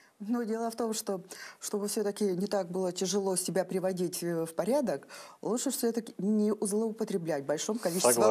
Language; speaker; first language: Russian; native; Russian